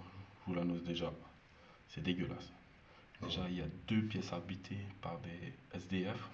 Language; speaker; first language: French; native; French